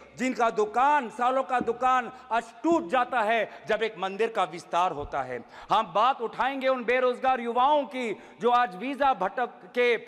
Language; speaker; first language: Hindi; non-native, local second language; Assamese